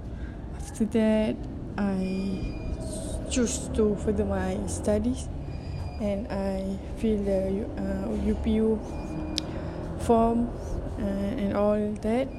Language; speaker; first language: English; non-native, local second language; Malay